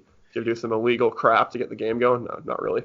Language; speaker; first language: English; native; English